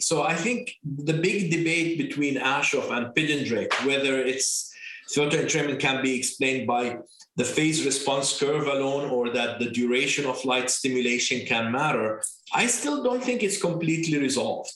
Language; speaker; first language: English; non-native, fluent; Arabic